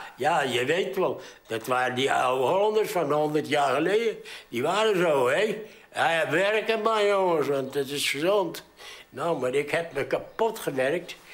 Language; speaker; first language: Dutch; early bilingual, heritage; Dutch